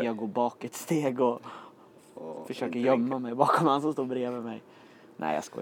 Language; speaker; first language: Swedish; native; Swedish